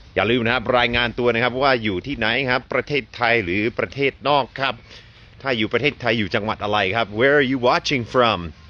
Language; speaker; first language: Thai; non-native, fluent; English